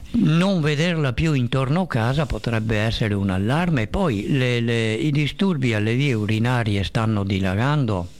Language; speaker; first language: Italian; native; Italian